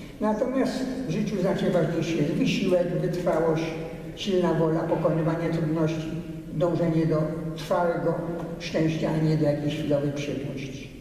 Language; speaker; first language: Polish; early bilingual, heritage; Polish